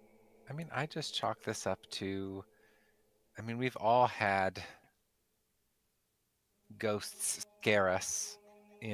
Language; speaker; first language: English; native; English